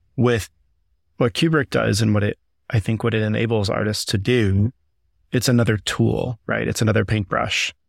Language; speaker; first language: English; native; English